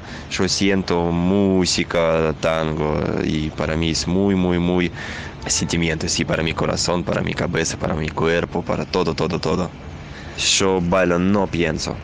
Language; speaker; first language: Spanish; non-native, learner; Russian